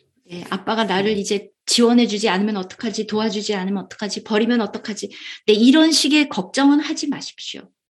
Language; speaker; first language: Korean; native; Korean